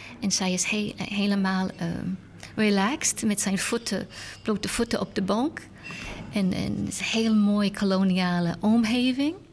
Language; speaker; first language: Dutch; non-native, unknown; English